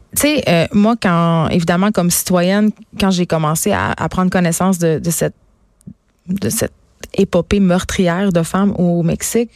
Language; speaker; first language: French; native; French